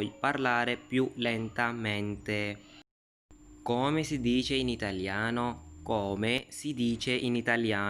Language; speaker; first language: Italian; non-native, fluent; Hindi